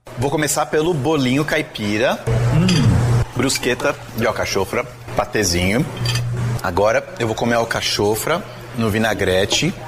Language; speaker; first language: Portuguese; native; Portuguese